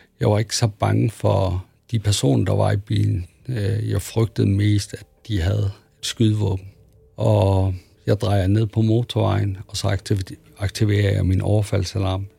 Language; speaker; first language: Danish; early bilingual, other home language; Arabic